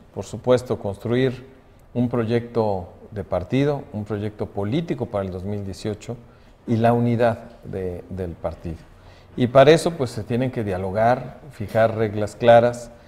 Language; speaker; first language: Spanish; native; Spanish